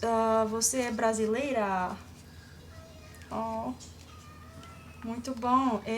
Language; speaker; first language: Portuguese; non-native, learner; English